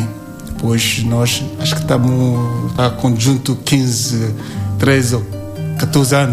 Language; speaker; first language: Portuguese; non-native, learner; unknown